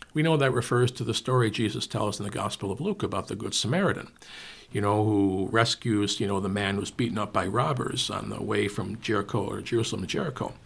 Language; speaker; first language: English; native; English